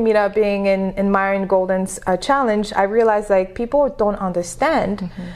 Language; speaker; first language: English; non-native, fluent; French